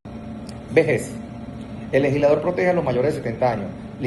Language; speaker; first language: Spanish; native; Spanish